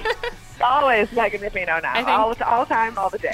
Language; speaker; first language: English; native; English